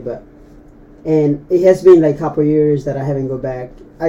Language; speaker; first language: English; non-native, fluent; Tetum